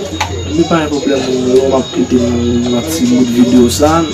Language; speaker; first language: French; non-native, learner; Haitian Creole